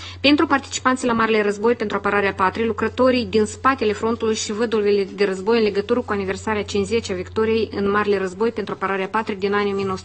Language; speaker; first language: Romanian; native; Romanian